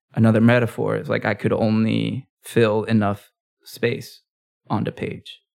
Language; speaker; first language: English; early bilingual, other home language; Spanish